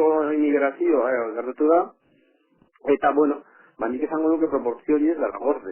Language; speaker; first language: Basque; native; Basque